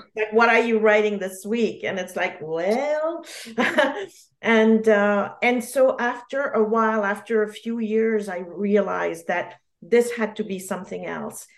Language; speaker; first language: English; non-native, fluent; French